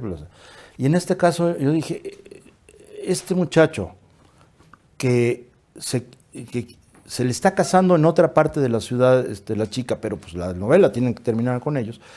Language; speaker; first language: Spanish; native; Spanish